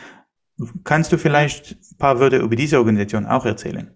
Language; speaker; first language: German; non-native, fluent; Hebrew